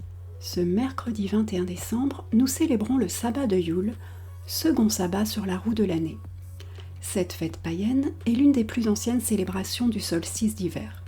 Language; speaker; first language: French; native; French